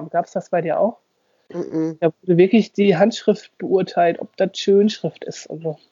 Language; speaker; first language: German; native; German